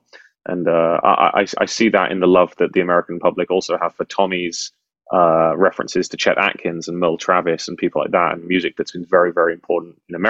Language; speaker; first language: English; native; English